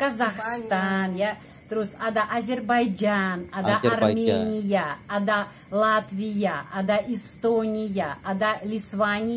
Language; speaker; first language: Indonesian; non-native, fluent; Russian